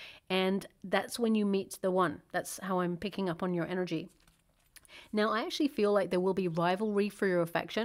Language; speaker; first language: English; native; English